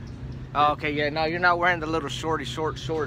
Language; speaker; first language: English; native; English